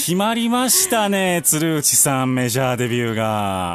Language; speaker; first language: Japanese; native; Japanese